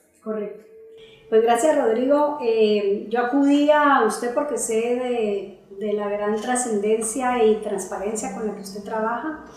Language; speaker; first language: Spanish; native; Spanish